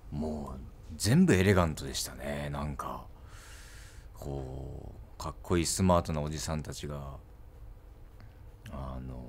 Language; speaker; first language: Japanese; native; Japanese